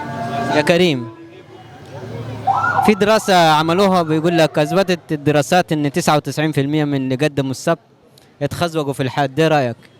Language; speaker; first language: Arabic; native; Arabic